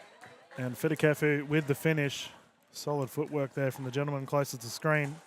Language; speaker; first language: English; native; English